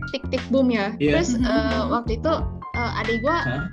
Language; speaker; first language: Indonesian; non-native, local second language; Chinese